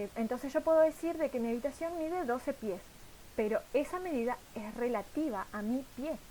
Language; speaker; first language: Spanish; native; Spanish